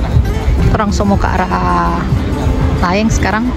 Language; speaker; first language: Indonesian; non-native, local second language; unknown